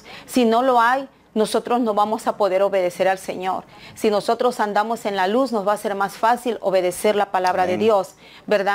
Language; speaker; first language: Spanish; native; Spanish